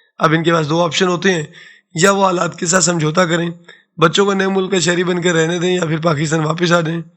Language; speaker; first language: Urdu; non-native, local second language; Saraiki